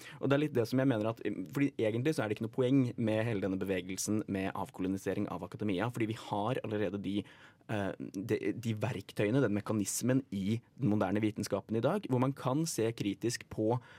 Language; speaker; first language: Norwegian; native; Norwegian